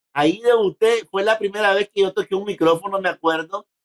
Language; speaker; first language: Spanish; native; Spanish